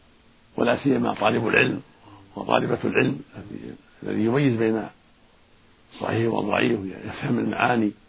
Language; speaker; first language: Arabic; native; Arabic